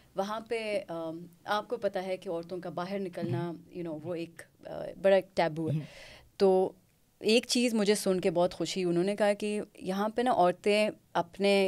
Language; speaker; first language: Urdu; non-native, local second language; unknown